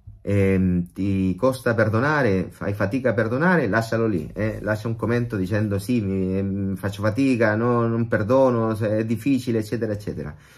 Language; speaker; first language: Italian; non-native, fluent; Spanish